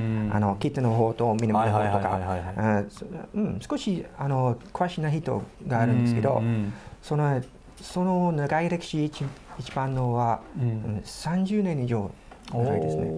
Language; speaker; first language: Japanese; non-native, fluent; English